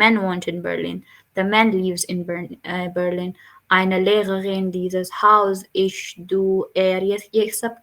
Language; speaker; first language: German; non-native, fluent; Urdu